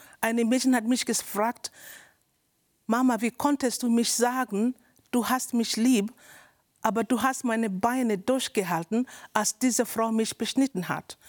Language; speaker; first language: German; non-native, learner; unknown